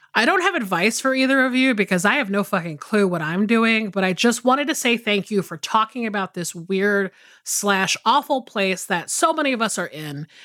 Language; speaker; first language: English; native; English